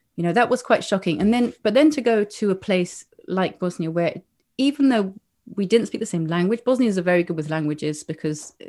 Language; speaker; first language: English; native; English